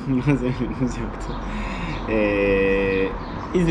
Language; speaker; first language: Turkish; native; Turkish